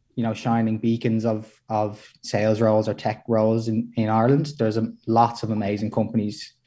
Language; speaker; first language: English; native; English